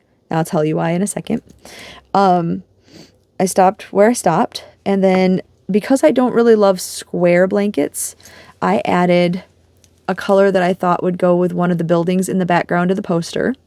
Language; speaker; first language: English; native; English